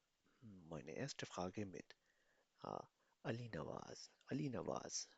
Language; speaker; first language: German; non-native, fluent; Urdu